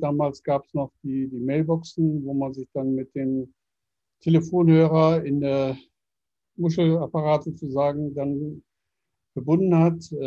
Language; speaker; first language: German; native; German